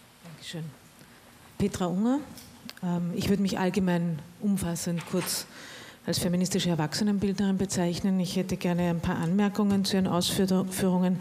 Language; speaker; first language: German; native; German